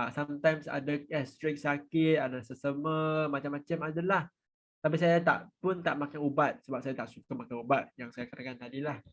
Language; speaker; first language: Malay; non-native, fluent; Vietnamese